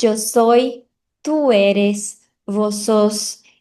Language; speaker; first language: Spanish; non-native, fluent; Portuguese